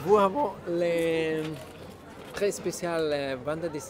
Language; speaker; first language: French; non-native, learner; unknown